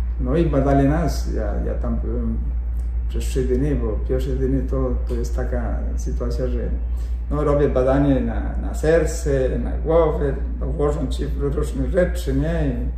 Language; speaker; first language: Polish; non-native, fluent; Spanish